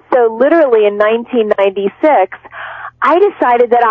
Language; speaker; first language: English; native; English